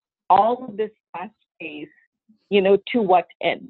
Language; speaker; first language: English; non-native, local second language; Hindi